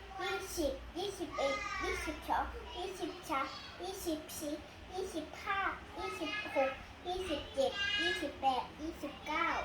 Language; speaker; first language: Thai; native; Thai